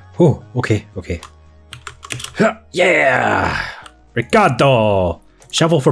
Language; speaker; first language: English; native; English